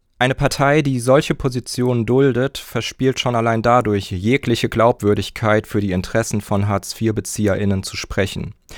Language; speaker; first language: German; native; German